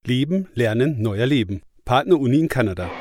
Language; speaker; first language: German; native; German